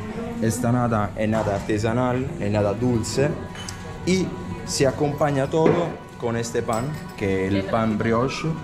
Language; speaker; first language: Spanish; non-native, fluent; Italian